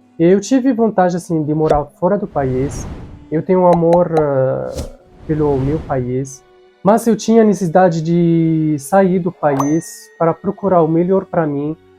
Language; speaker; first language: Portuguese; non-native, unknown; Arabic